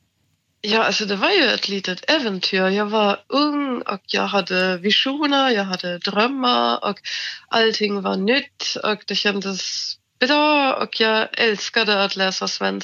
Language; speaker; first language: Swedish; non-native, fluent; German